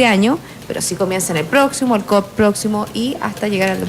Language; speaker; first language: Spanish; native; Spanish